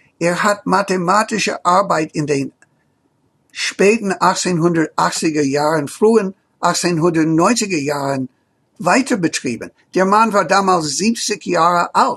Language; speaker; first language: German; non-native, fluent; English